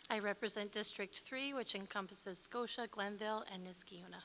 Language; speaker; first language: English; native; English